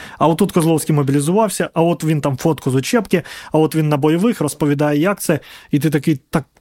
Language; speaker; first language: Ukrainian; non-native, local second language; Russian